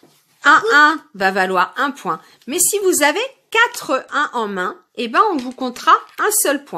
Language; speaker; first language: French; native; French